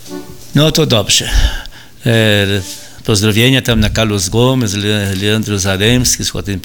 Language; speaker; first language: Polish; early bilingual, heritage; Polish